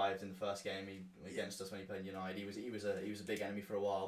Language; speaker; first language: English; native; English